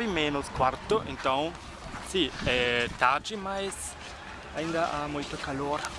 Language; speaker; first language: Portuguese; non-native, fluent; German